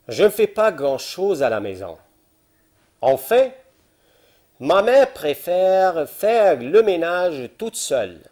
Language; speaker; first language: French; non-native, fluent; Arabic